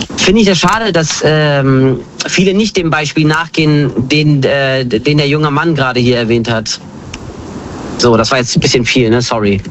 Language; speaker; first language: German; early bilingual, other home language; Kurdish